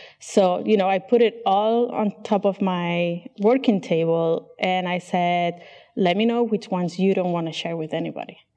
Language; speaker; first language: English; non-native, fluent; Catalan